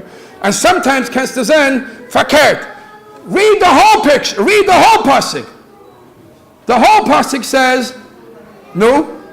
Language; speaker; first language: English; native; English